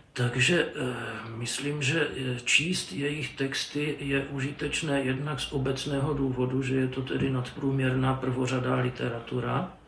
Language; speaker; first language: Czech; native; Czech